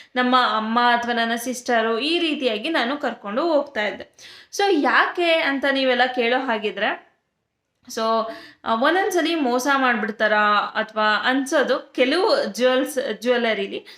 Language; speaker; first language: Kannada; native; Kannada